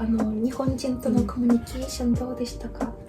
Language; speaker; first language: Japanese; non-native, learner; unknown